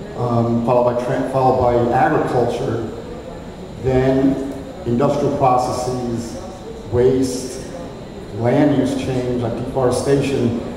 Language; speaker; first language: English; native; English